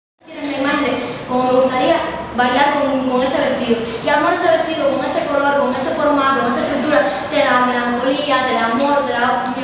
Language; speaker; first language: Spanish; native; Spanish